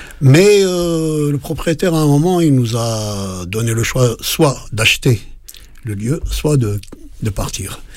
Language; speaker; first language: French; non-native, local second language; Kabyle